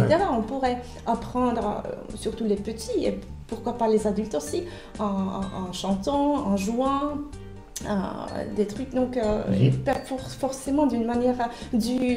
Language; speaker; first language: French; non-native, fluent; Finnish